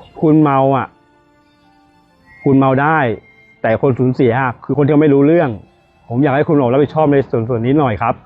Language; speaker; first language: Thai; native; Thai